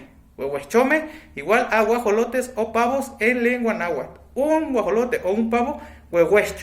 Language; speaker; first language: Spanish; native; Spanish